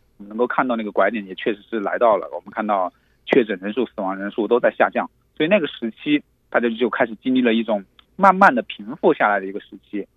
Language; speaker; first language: Chinese; native; Chinese